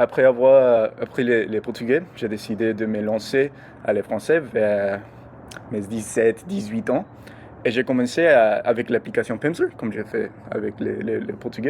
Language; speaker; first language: French; non-native, learner; English